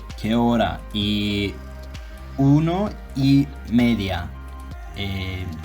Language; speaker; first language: Spanish; non-native, learner; Turkish